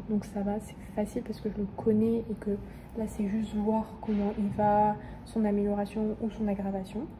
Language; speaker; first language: French; native; French